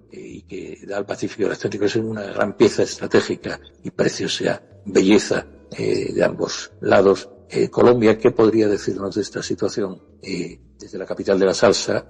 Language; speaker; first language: Spanish; native; Spanish